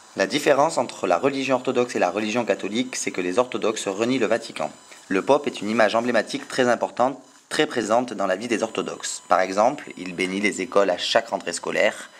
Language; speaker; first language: French; native; French